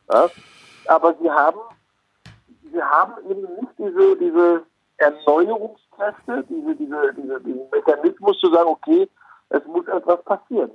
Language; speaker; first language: German; native; German